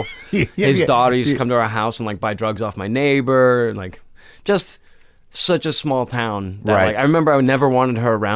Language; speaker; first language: English; native; English